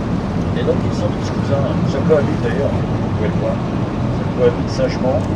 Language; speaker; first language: French; native; French